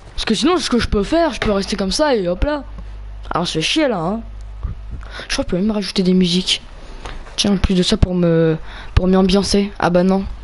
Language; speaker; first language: French; native; French